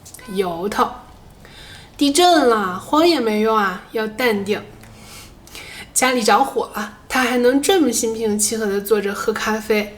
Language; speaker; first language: Chinese; native; Chinese